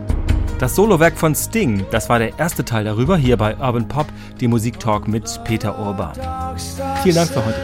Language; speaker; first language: German; native; German